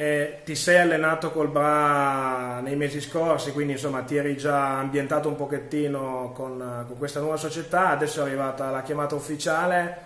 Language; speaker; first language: Italian; native; Italian